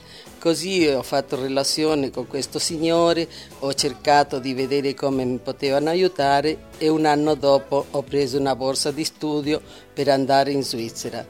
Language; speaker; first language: Italian; early bilingual, heritage; Italian